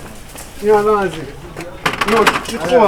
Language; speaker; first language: Persian; native; Persian